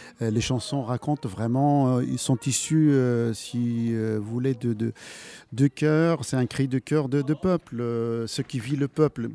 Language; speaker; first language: French; non-native, fluent; Turkish